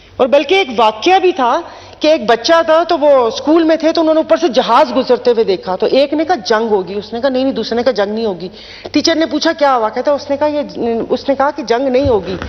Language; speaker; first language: Urdu; non-native, local second language; Sindhi